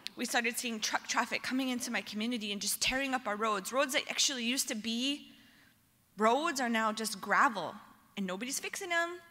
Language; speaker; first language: English; native; English